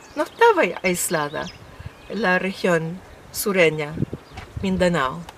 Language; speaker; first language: Spanish; non-native, fluent; Filipino